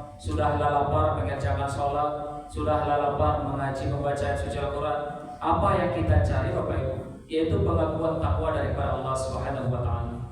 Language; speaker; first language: Indonesian; non-native, local second language; Minangkabau